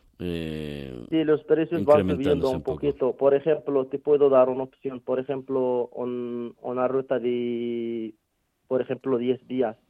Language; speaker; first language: Spanish; non-native, fluent; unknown